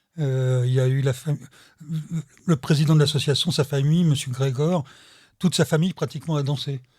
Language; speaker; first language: French; native; French